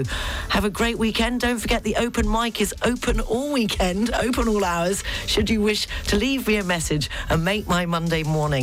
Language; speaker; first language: English; native; English